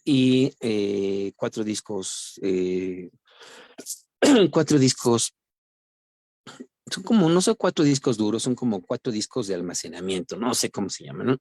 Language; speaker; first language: Spanish; native; Spanish